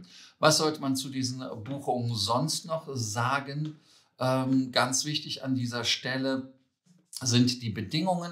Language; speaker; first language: German; native; German